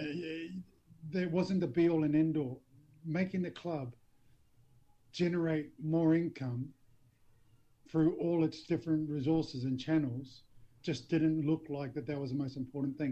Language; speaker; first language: English; native; English